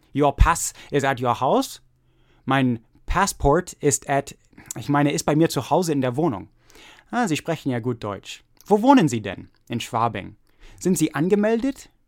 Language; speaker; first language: German; early bilingual, other home language; English